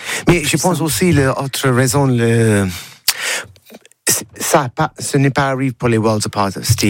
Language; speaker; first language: French; non-native, learner; English